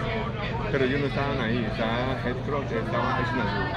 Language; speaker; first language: Spanish; native; Spanish